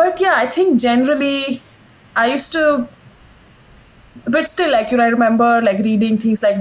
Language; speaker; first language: English; non-native, local second language; Hindi